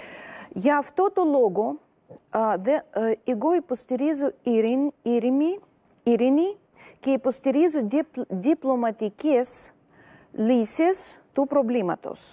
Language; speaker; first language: Greek; non-native, learner; Russian